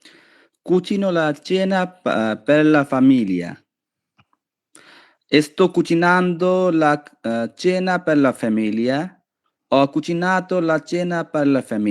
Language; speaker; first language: Italian; non-native, learner; Bangla